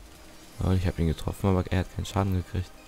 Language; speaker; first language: German; native; German